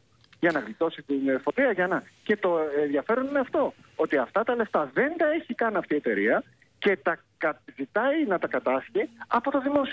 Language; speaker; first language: Greek; native; Greek